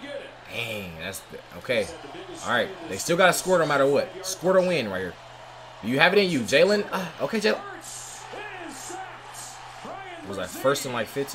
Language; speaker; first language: English; native; English